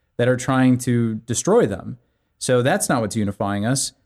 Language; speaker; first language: English; early bilingual, other home language; Korean